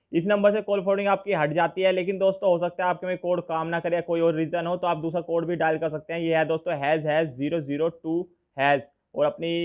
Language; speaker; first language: Hindi; native; Hindi